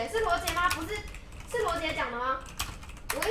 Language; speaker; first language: Chinese; native; Chinese